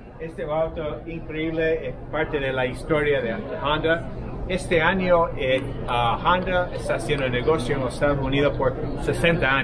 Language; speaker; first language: Spanish; non-native, fluent; English